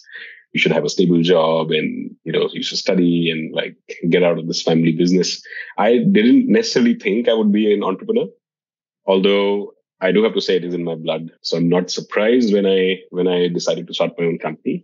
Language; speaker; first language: English; non-native, local second language; Hindi